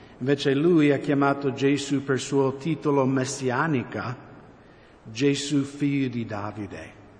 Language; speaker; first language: Italian; non-native, fluent; English